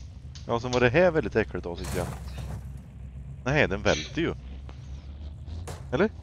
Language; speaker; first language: Swedish; native; Swedish